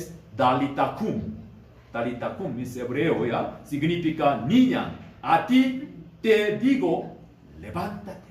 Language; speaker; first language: Spanish; non-native, learner; Korean